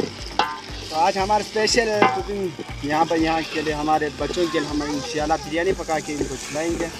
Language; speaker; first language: Hindi; non-native, local second language; Balti